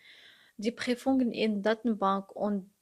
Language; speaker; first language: German; non-native, learner; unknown